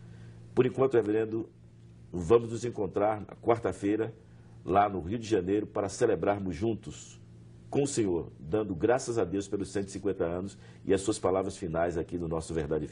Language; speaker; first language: Portuguese; native; Portuguese